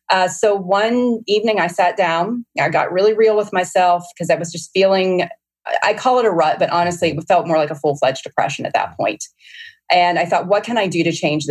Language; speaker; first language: English; native; English